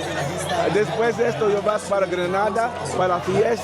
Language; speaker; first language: Spanish; non-native, learner; English